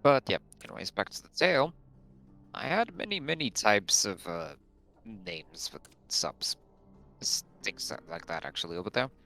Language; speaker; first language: English; non-native, fluent; Latvian